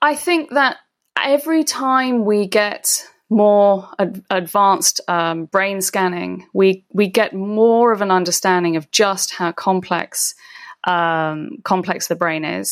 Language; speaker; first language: English; native; English